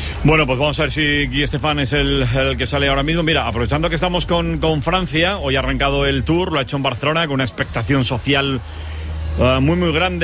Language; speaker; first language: Spanish; native; Spanish